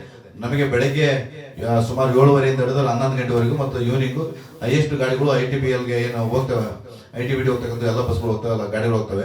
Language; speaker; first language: Kannada; native; Kannada